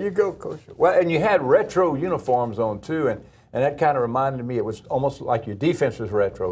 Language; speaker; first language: English; native; English